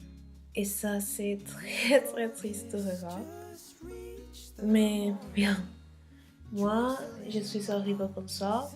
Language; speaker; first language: French; non-native, learner; Spanish